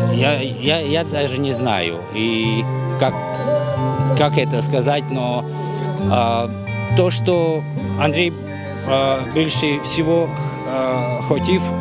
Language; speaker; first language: Ukrainian; non-native, learner; Latvian